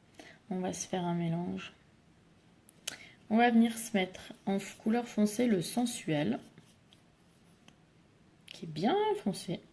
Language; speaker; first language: French; native; French